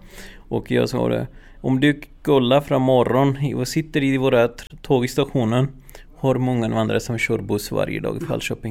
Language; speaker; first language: Swedish; non-native, learner; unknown